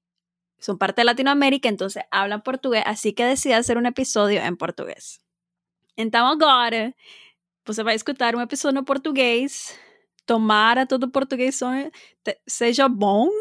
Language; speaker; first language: Portuguese; non-native, fluent; Spanish